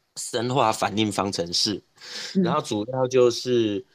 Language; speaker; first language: Chinese; native; Chinese